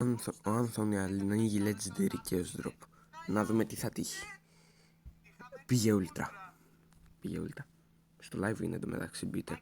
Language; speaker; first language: Greek; native; Greek